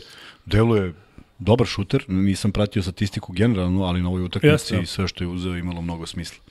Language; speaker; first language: Serbian; native; Serbian